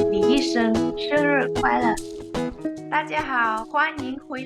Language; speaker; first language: Chinese; non-native, learner; English